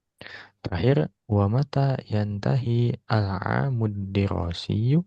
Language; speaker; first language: Arabic; non-native, fluent; Indonesian